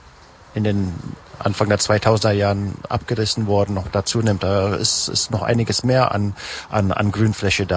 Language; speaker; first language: German; native; German